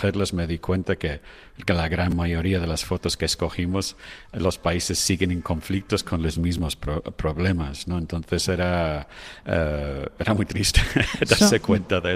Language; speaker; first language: Spanish; non-native, fluent; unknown